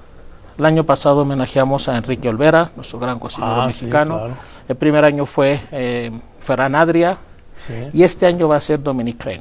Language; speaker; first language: Spanish; non-native, fluent; Greek